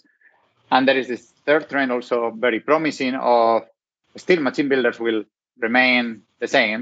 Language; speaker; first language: English; non-native, fluent; Spanish